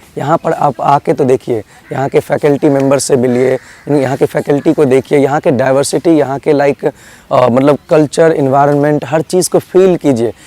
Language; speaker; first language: Hindi; native; Hindi